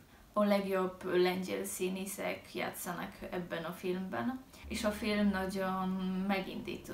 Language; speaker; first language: Hungarian; non-native, learner; Polish